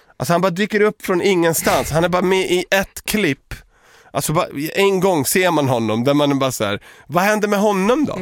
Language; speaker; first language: Swedish; native; Swedish